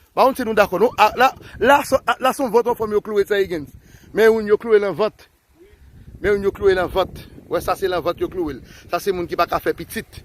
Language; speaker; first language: Haitian Creole; native; Haitian Creole